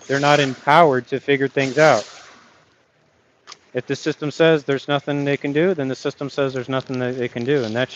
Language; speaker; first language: English; native; English